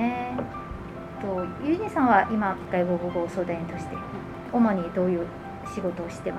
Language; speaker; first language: Japanese; non-native, fluent; Chinese